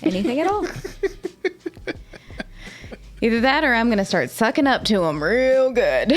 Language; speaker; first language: English; native; English